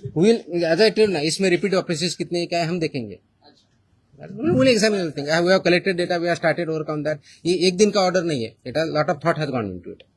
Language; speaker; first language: Hindi; non-native, local second language; Marathi